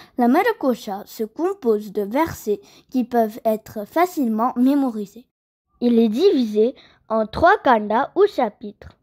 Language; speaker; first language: French; early bilingual, other home language; Kannada